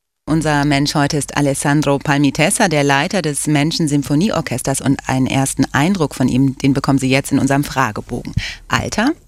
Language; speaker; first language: German; native; German